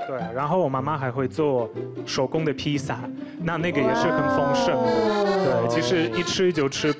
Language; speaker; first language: Chinese; non-native, fluent; Polish